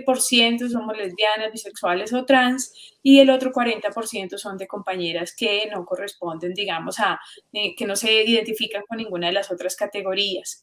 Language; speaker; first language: Spanish; native; Spanish